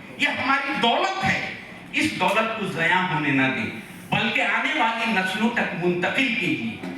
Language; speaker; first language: Urdu; native; Urdu